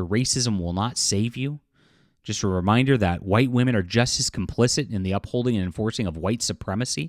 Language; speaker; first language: English; native; English